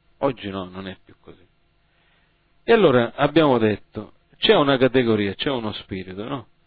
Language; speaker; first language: Italian; early bilingual, heritage; Italian